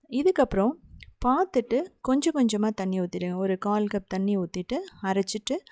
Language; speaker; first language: Tamil; native; Tamil